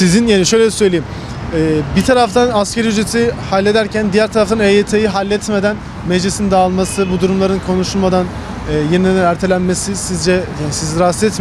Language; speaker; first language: Turkish; native; Turkish